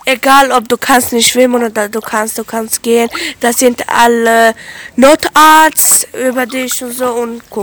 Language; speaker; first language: German; non-native, local second language; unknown